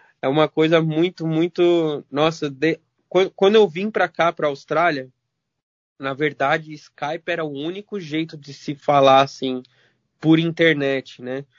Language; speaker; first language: Portuguese; early bilingual, other home language; Arabic